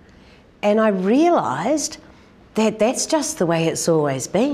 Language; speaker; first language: English; native; English